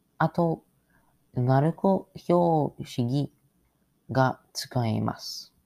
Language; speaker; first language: Japanese; non-native, learner; English